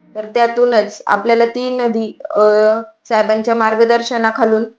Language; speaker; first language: Marathi; native; Marathi